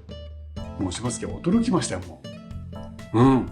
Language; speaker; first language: Japanese; native; Japanese